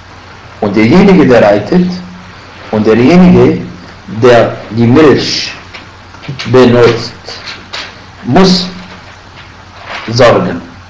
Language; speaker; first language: German; non-native, fluent; Arabic